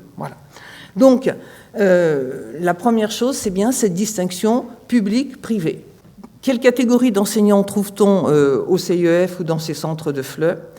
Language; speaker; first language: French; native; French